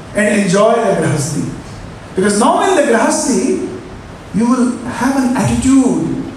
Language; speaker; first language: English; non-native, local second language; Hindi